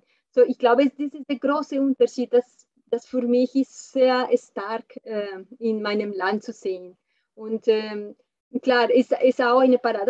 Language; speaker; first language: German; non-native, fluent; Spanish